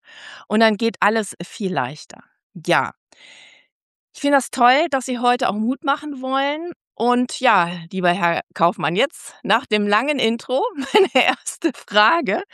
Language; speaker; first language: German; native; German